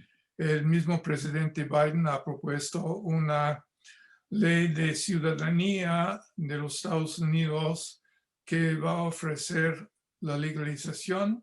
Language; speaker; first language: Spanish; non-native, fluent; English